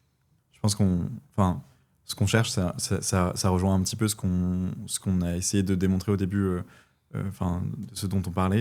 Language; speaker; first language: French; native; French